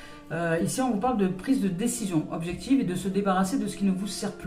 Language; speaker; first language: French; native; French